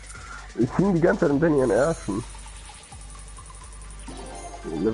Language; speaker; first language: German; native; German